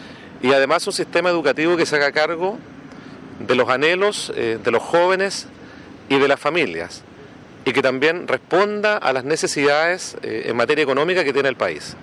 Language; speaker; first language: Spanish; native; Spanish